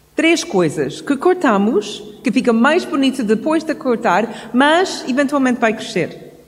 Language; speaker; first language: Portuguese; non-native, fluent; English